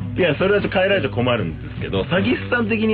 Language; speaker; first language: Japanese; native; Japanese